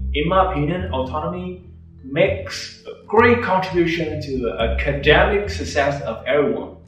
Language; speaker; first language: English; non-native, fluent; Vietnamese